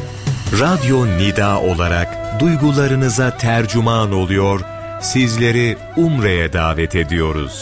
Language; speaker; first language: Turkish; native; Turkish